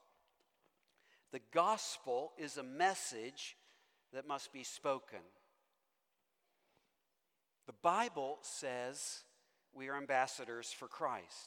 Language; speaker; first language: English; native; English